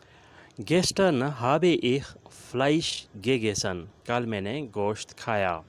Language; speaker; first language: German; non-native, learner; Urdu